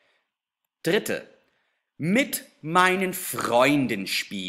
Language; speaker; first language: German; non-native, fluent; English